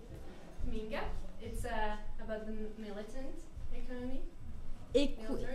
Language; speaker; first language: English; non-native, learner; French